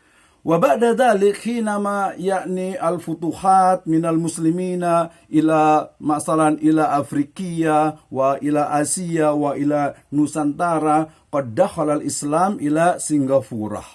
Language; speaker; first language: Arabic; non-native, fluent; Indonesian